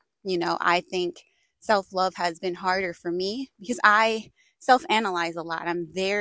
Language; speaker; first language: English; native; English